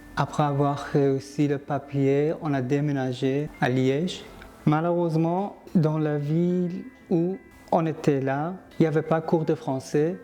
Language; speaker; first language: French; non-native, fluent; Persian